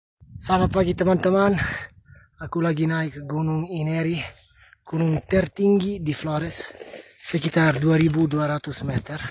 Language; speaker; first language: Indonesian; non-native, learner; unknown